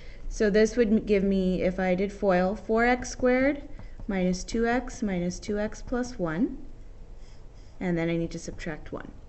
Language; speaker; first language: English; native; English